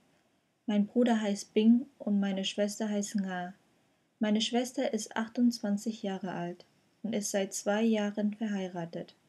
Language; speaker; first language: German; non-native, fluent; Vietnamese